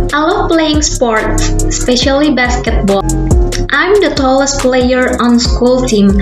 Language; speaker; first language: English; non-native, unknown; Indonesian